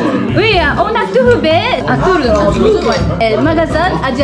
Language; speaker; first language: French; non-native, learner; Japanese